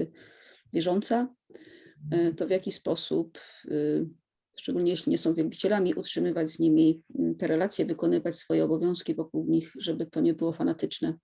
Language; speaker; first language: Polish; native; Polish